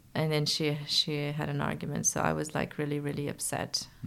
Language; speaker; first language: English; early bilingual, other home language; Persian